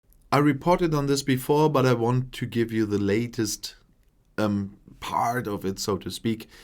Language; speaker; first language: English; non-native, fluent; German